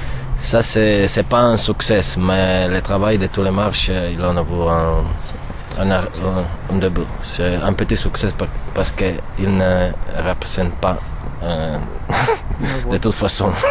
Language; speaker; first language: French; non-native, learner; Italian